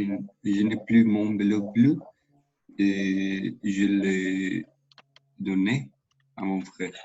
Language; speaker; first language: French; non-native, learner; Spanish